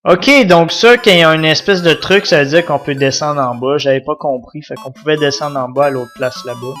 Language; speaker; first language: French; native; French